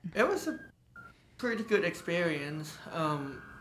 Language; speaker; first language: English; non-native, local second language; Cantonese